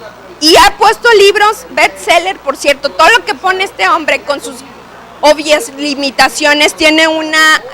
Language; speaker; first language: Spanish; native; Spanish